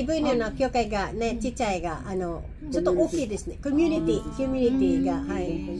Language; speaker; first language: Japanese; non-native, learner; Filipino